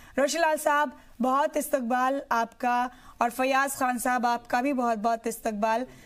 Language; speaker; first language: Hindi; native; Hindi